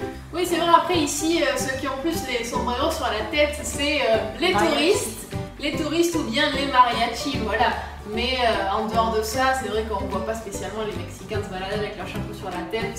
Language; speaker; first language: French; native; French